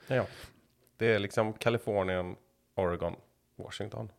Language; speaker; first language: Swedish; native; Swedish